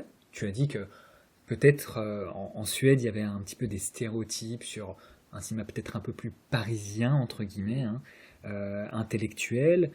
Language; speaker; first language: French; native; French